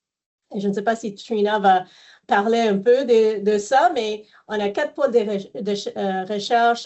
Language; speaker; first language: French; non-native, fluent; English